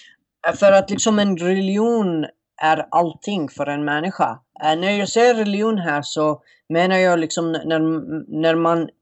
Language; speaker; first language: Swedish; non-native, fluent; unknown